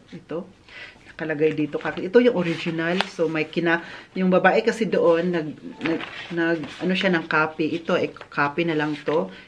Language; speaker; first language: Filipino; non-native, local second language; Cebuano